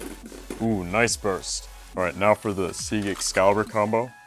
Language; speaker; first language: English; native; English